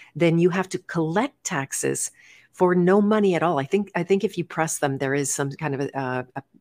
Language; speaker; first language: English; native; English